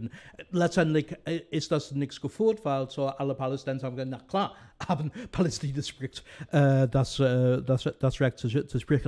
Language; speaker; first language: German; non-native, fluent; English